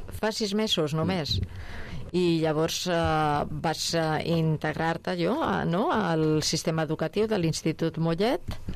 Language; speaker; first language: Catalan; native; Catalan